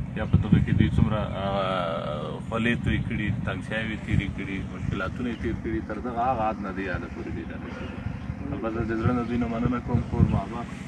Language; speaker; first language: Pashto; native; Pashto